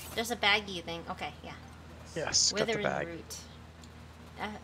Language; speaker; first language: English; native; English